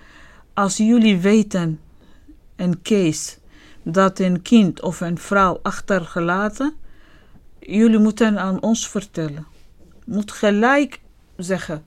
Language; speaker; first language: Dutch; non-native, learner; Arabic